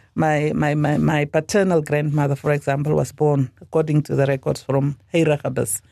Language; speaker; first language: English; non-native, local second language; Afrikaans